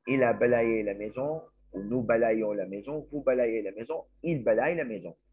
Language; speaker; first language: French; non-native, fluent; Arabic